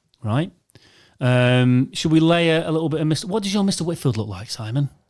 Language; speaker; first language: English; native; English